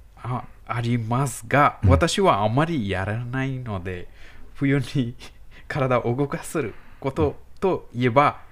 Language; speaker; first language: Japanese; non-native, learner; Bangla